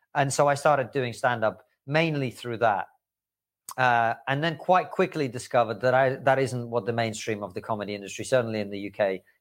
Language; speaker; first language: English; early bilingual, other home language; Russian